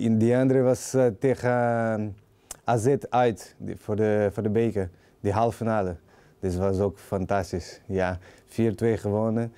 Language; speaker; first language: Dutch; non-native, learner; Portuguese